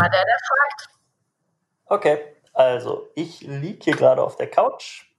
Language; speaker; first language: German; native; German